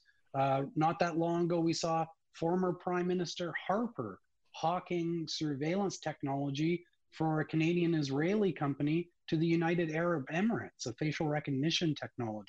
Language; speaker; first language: English; native; English